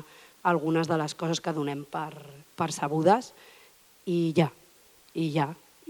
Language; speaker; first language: Catalan; native; Catalan